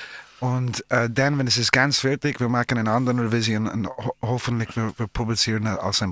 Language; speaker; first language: German; non-native, learner; English